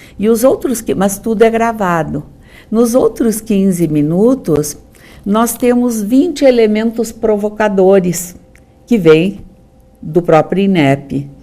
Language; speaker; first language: Portuguese; native; Portuguese